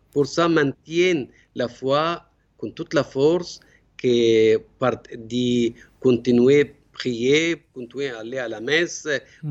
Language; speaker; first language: French; non-native, learner; Arabic